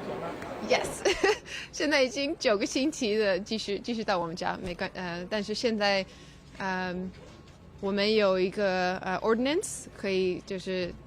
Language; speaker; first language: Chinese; early bilingual, heritage; English